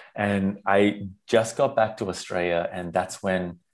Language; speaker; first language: English; non-native, local second language; Sinhala